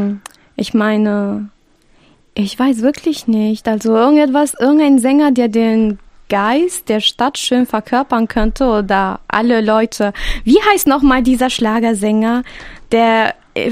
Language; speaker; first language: German; non-native, fluent; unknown